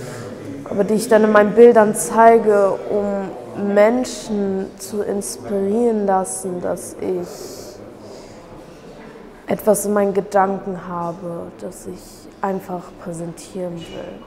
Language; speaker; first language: German; early bilingual, other home language; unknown